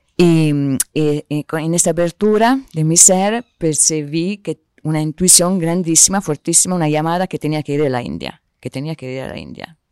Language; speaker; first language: Spanish; non-native, fluent; Italian